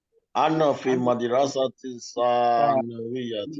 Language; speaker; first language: Arabic; non-native, learner; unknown